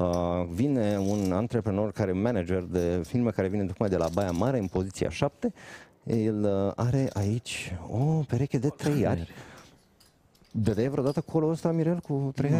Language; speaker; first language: Romanian; native; Romanian